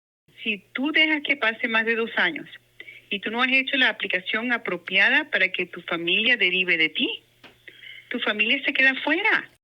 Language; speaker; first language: Spanish; non-native, local second language; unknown